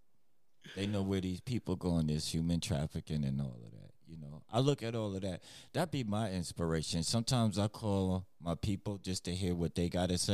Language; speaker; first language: English; native; English